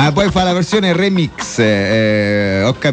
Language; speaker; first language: Italian; native; Italian